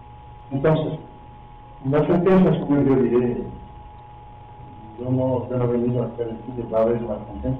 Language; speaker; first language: Spanish; native; Spanish